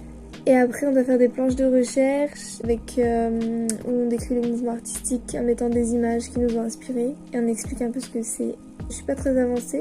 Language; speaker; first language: French; native; French